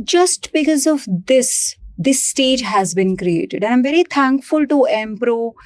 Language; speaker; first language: English; non-native, local second language; Punjabi